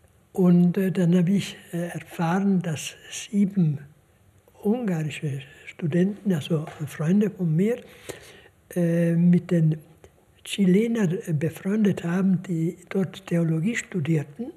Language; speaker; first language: German; non-native, fluent; Hungarian